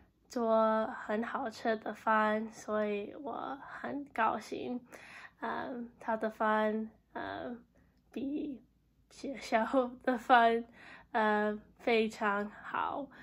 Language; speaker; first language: Chinese; non-native, learner; English